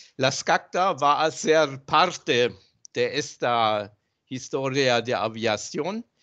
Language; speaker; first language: Spanish; non-native, fluent; German